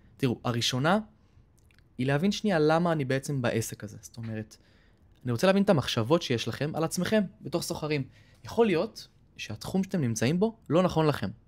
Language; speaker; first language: Hebrew; native; Hebrew